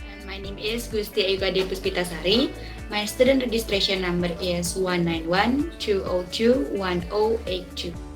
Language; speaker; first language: English; non-native, learner; Indonesian